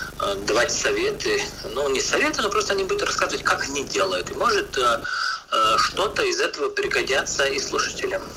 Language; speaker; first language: Russian; non-native, local second language; Latvian